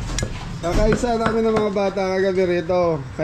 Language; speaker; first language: Filipino; native; Filipino